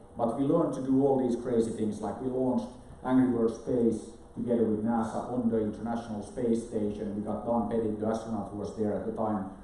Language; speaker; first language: English; non-native, fluent; Finnish